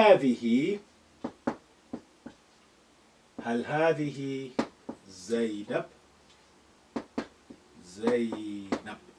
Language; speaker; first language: Arabic; non-native, fluent; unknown